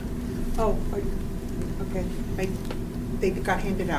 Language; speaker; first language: English; native; English